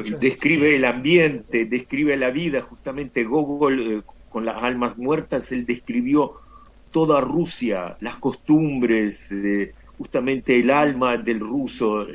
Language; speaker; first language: Spanish; non-native, fluent; Russian